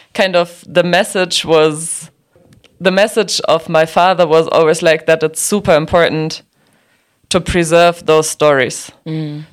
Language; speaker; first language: English; non-native, fluent; German